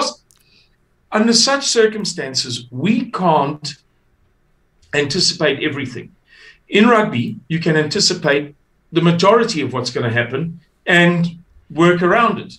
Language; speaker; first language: English; native; English